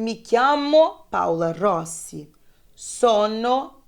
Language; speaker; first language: Italian; non-native, fluent; Portuguese